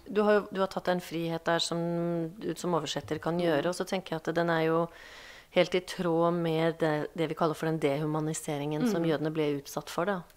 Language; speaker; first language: Norwegian; native; Norwegian